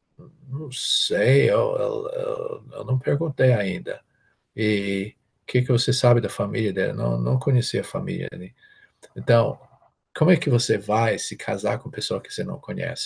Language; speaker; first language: Portuguese; non-native, fluent; English